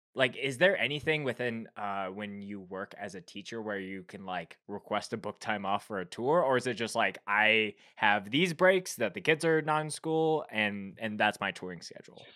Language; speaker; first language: English; native; English